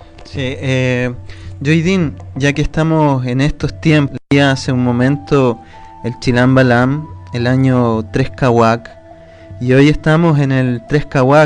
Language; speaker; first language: Spanish; native; Spanish